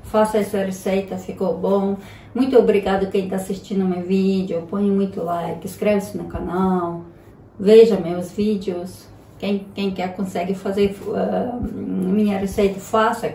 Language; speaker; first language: Portuguese; non-native, fluent; Ukrainian